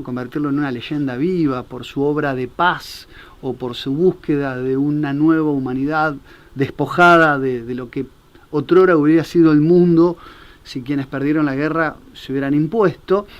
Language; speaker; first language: Spanish; native; Spanish